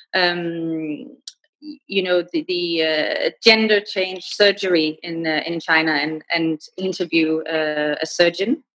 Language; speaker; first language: English; non-native, fluent; Danish